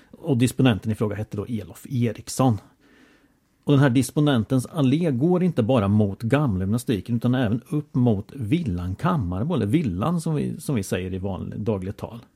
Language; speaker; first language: Swedish; native; Swedish